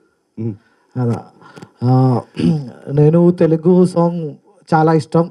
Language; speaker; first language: Telugu; non-native, learner; Malayalam